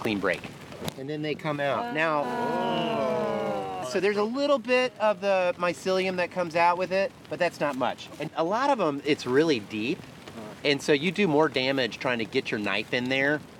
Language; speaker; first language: English; non-native, fluent; Japanese